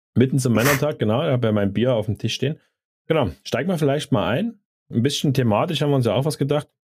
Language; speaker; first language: German; native; German